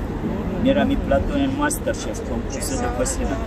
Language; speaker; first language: Spanish; non-native, learner; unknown